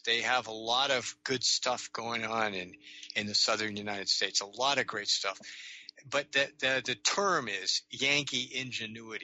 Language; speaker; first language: English; native; English